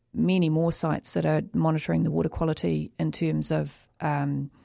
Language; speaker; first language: English; native; English